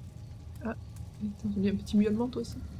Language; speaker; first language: French; native; French